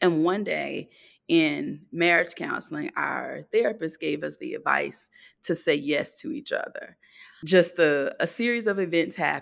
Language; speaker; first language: English; native; English